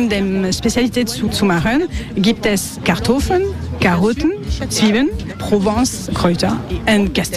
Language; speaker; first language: German; non-native, learner; French